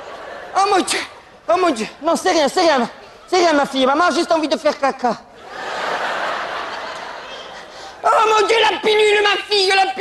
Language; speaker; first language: French; native; French